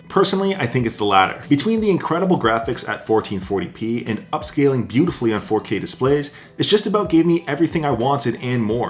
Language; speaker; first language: English; native; English